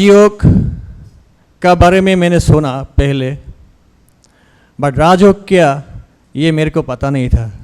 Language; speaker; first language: Hindi; non-native, learner; Bangla